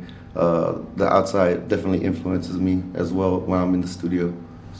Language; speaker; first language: English; early bilingual, other home language; Spanish